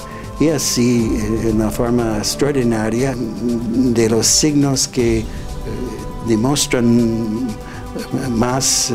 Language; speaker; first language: Spanish; non-native, fluent; English